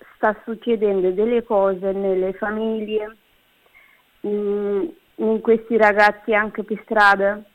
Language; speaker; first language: Italian; non-native, fluent; Kabuverdianu